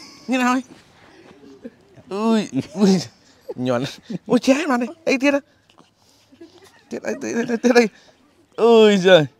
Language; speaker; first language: Portuguese; non-native, learner; Vietnamese